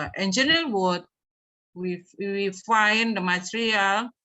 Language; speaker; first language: English; non-native, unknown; Indonesian